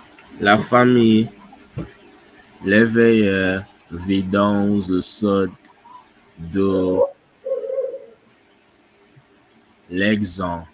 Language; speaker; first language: French; non-native, learner; English